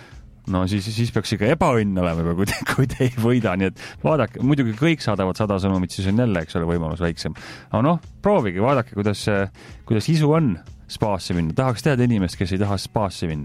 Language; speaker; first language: Estonian; native; Estonian